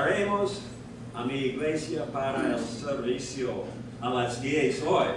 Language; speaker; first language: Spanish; non-native, learner; English